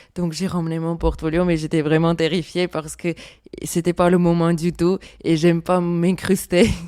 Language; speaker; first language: French; non-native, fluent; Armenian